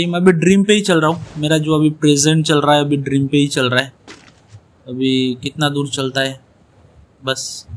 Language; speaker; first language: Hindi; non-native, local second language; Bangla